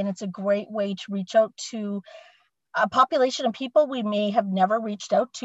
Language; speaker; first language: English; native; English